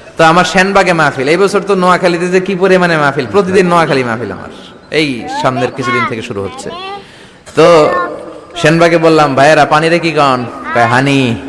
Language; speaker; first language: Bangla; native; Bangla